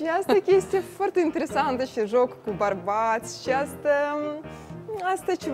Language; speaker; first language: Romanian; non-native, learner; Russian